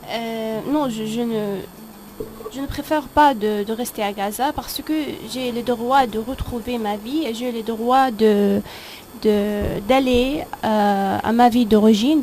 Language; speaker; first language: French; non-native, fluent; Arabic